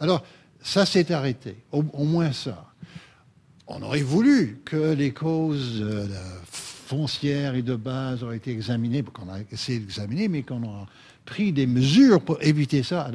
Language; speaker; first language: French; native; French